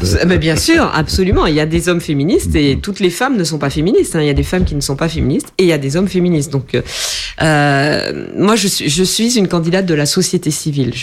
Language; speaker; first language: French; native; French